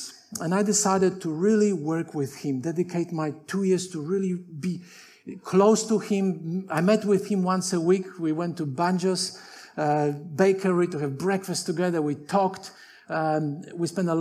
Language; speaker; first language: English; non-native, fluent; Polish